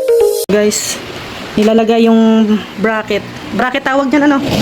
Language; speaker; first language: Filipino; native; Filipino